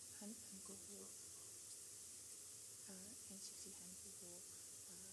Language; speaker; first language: Finnish; non-native, fluent; Russian